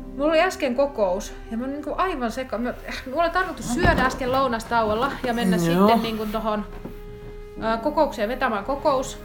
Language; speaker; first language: Finnish; native; Finnish